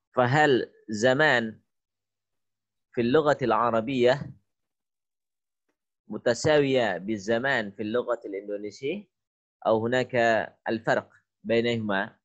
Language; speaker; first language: Arabic; non-native, fluent; Indonesian